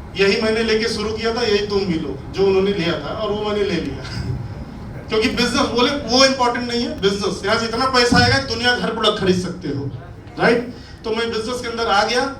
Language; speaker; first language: Hindi; native; Hindi